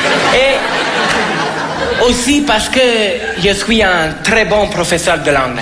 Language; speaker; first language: French; native; French